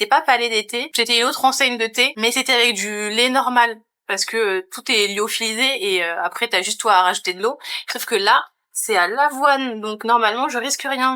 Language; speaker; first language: French; native; French